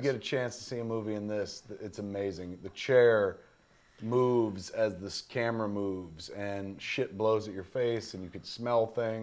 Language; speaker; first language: English; native; English